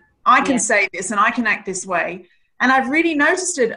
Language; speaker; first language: English; native; English